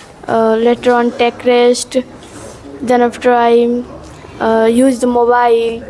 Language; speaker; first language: English; non-native, learner; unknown